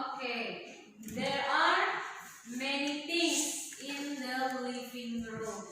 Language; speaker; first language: English; non-native, learner; Indonesian